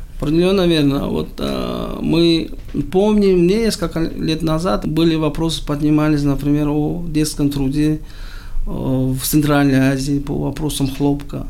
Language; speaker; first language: Russian; non-native, local second language; Tajik